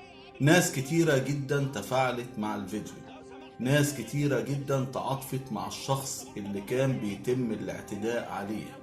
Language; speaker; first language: Arabic; native; Arabic